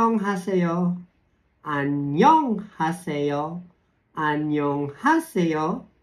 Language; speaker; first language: Korean; non-native, learner; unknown